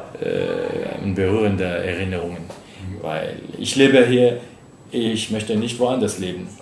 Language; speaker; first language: German; non-native, fluent; French